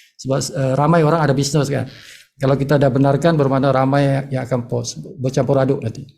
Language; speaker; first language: Malay; native; Malay